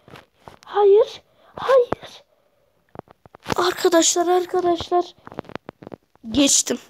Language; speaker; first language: Turkish; native; Turkish